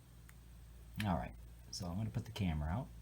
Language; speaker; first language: English; native; English